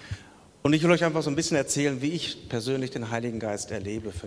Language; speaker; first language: German; native; German